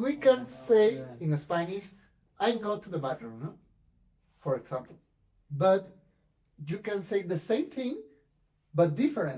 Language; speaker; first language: English; non-native, fluent; Spanish